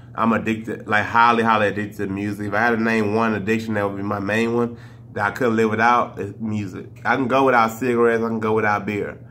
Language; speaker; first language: English; native; English